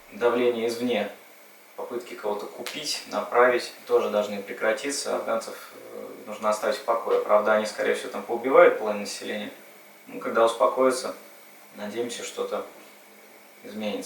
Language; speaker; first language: Russian; native; Russian